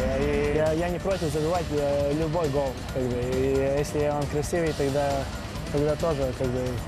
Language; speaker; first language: Russian; non-native, fluent; Latvian